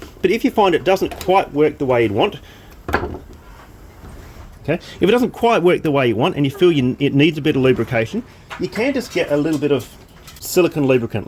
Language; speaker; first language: English; native; English